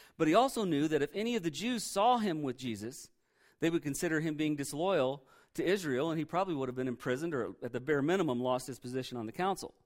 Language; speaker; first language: English; native; English